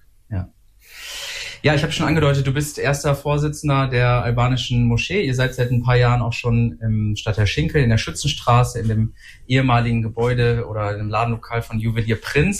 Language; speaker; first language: German; native; German